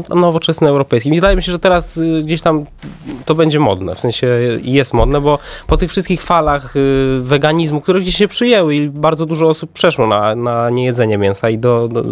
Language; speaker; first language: Polish; native; Polish